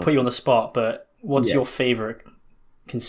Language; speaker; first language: English; native; English